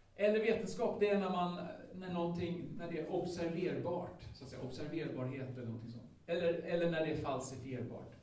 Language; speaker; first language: Swedish; native; Swedish